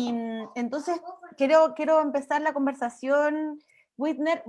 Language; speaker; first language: Spanish; native; Spanish